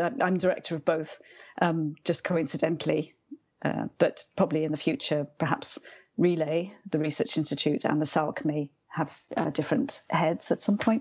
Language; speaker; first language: English; native; English